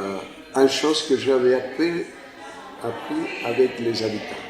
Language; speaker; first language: French; non-native, fluent; Spanish